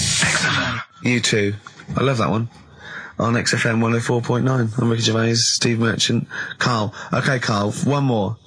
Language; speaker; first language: English; native; English